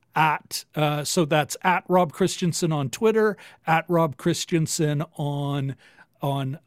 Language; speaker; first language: English; native; English